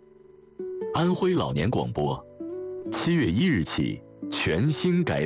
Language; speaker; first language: Chinese; native; Chinese